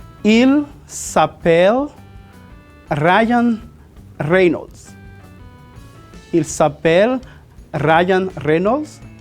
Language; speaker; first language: French; non-native, fluent; Spanish